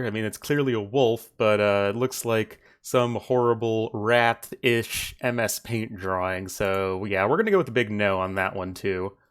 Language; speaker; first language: English; native; English